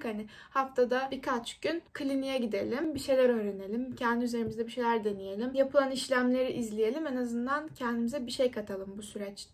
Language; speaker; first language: Turkish; native; Turkish